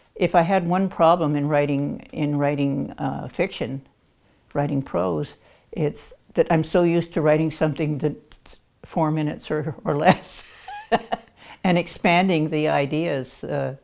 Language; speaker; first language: English; native; English